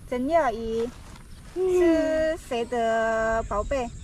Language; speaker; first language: Chinese; non-native, fluent; Indonesian